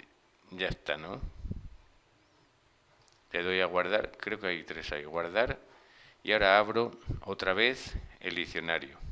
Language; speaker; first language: Spanish; native; Spanish